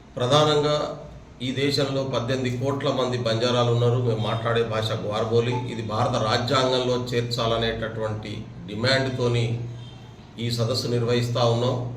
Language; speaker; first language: Telugu; non-native, local second language; Lambadi